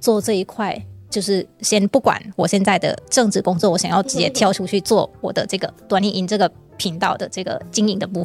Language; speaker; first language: Chinese; native; Chinese